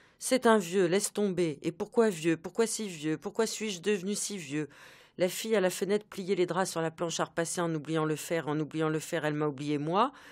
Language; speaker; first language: French; native; French